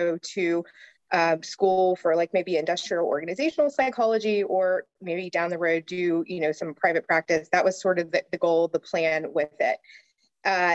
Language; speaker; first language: English; native; English